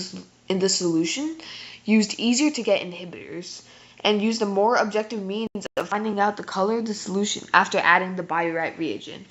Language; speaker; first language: English; native; English